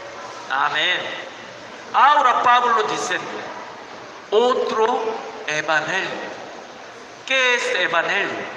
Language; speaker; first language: Spanish; non-native, learner; Korean